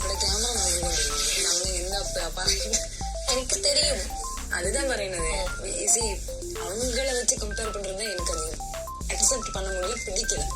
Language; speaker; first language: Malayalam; non-native, fluent; Tamil